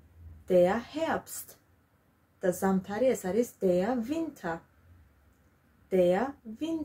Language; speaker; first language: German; non-native, fluent; Georgian